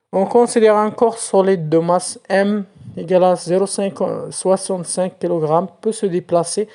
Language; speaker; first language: French; non-native, local second language; Arabic